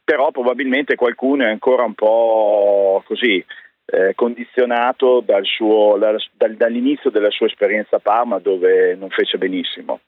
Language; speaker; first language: Italian; native; Italian